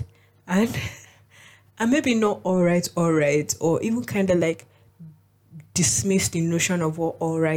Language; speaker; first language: English; non-native, local second language; Yoruba